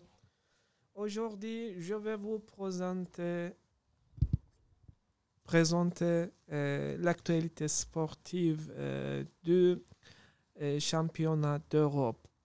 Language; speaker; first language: French; non-native, learner; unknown